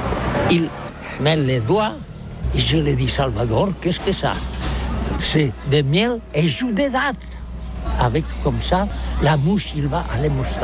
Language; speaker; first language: French; non-native, learner; Catalan